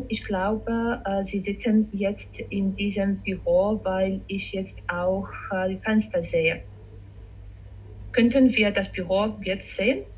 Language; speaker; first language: German; non-native, fluent; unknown